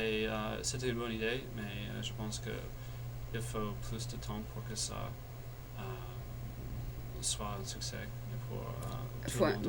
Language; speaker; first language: French; non-native, fluent; English